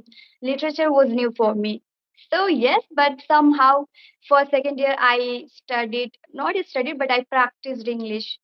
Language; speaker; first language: English; non-native, fluent; Bangla